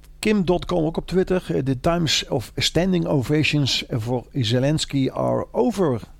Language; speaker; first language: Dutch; native; Dutch